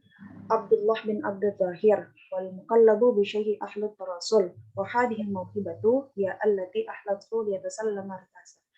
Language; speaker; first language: Arabic; non-native, learner; Indonesian